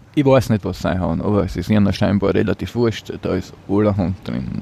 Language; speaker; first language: German; native; German